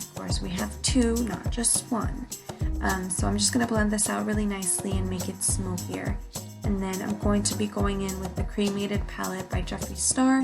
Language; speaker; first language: English; native; English